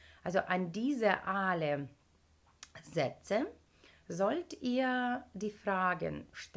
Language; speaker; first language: German; non-native, fluent; Ukrainian